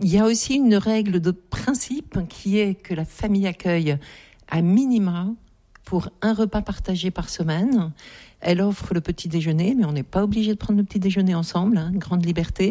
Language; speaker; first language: French; native; French